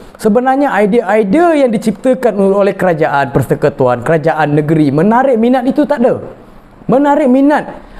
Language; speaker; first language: Malay; non-native, local second language; Tamil